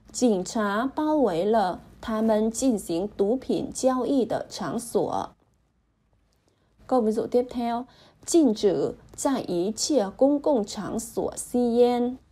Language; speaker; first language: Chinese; non-native, fluent; Vietnamese